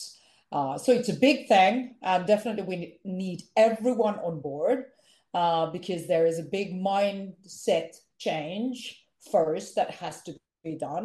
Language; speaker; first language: English; non-native, fluent; Finnish